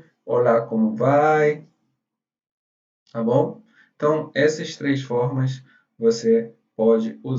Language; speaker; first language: Portuguese; non-native, fluent; Spanish